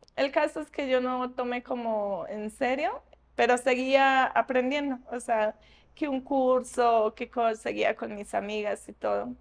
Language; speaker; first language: Spanish; native; Spanish